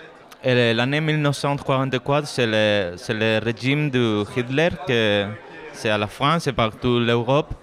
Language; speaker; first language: French; non-native, fluent; Spanish